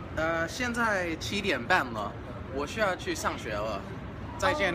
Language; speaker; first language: Chinese; non-native, learner; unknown